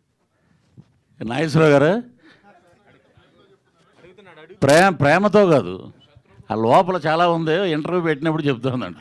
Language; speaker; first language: Telugu; native; Telugu